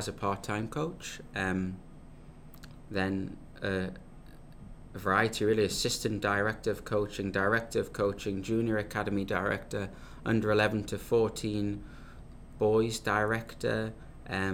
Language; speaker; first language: English; native; English